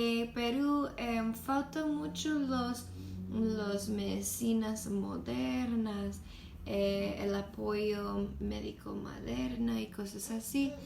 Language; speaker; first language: Spanish; non-native, learner; English